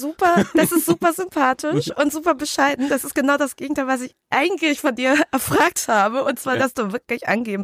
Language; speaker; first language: German; early bilingual, other home language; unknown